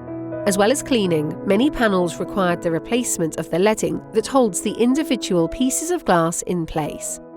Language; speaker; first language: English; native; English